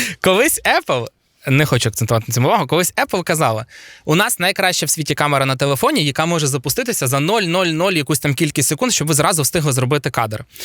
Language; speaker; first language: Ukrainian; non-native, local second language; Russian